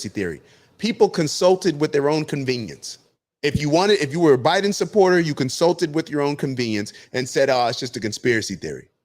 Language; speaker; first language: English; native; English